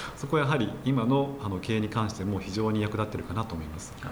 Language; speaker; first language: Japanese; native; Japanese